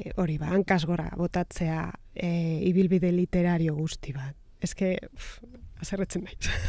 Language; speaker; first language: Basque; non-native, local second language; Catalan